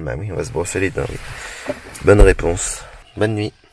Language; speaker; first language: French; native; French